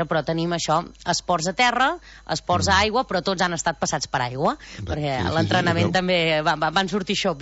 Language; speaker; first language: Catalan; native; Catalan